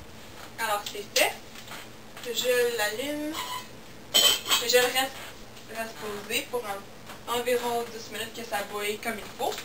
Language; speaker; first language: French; non-native, local second language; English